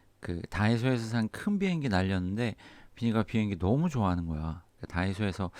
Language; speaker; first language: Korean; native; Korean